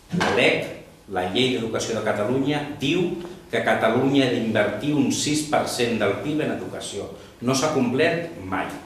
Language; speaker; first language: Catalan; non-native, local second language; Spanish